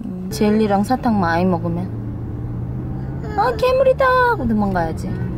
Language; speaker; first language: Korean; native; Korean